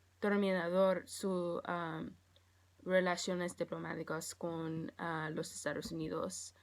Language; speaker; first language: Spanish; non-native, learner; English